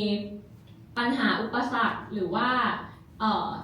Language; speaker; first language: Thai; native; Thai